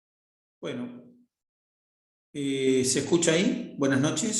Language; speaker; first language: Spanish; native; Spanish